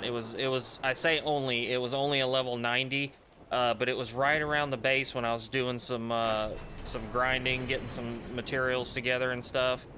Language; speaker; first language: English; native; English